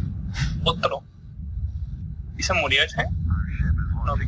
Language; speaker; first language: Spanish; native; Spanish